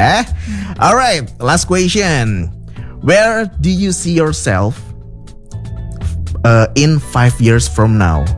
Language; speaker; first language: English; non-native, learner; Indonesian